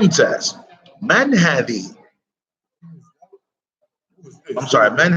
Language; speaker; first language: Arabic; non-native, fluent; English